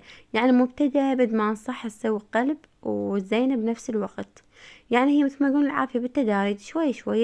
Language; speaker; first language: Arabic; native; Arabic